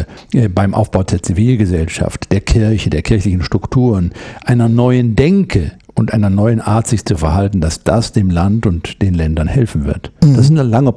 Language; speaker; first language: German; native; German